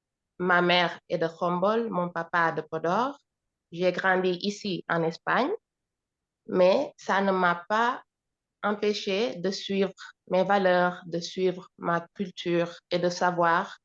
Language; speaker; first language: French; non-native, fluent; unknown